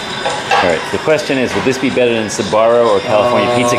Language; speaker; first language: English; native; English